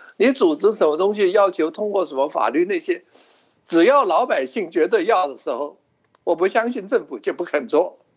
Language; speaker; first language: Chinese; non-native, local second language; Cantonese